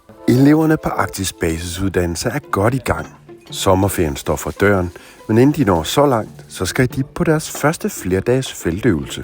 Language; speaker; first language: Danish; native; Danish